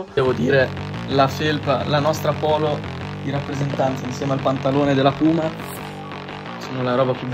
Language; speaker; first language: Italian; native; Italian